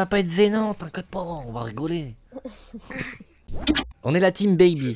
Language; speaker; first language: French; native; French